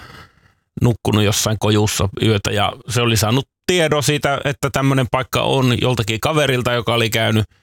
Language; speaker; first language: Finnish; native; Finnish